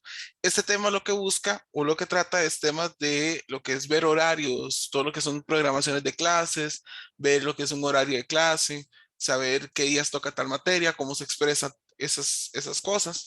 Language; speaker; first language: Spanish; native; Spanish